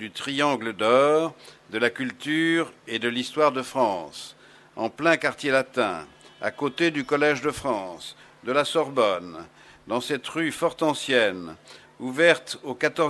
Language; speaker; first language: French; native; French